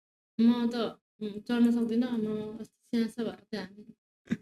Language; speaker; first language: Nepali; native; Nepali